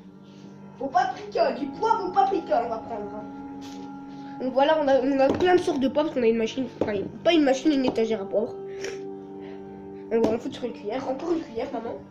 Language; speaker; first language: French; native; French